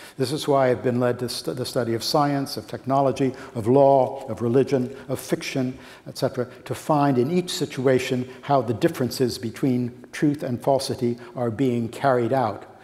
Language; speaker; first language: English; native; English